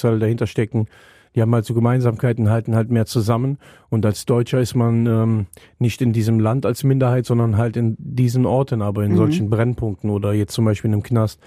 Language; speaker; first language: German; native; German